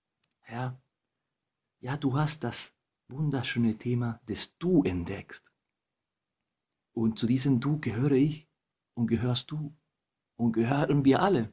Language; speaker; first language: German; non-native, fluent; Spanish